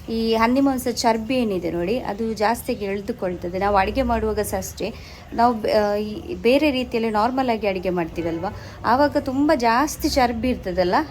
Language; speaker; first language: Kannada; non-native, local second language; Tulu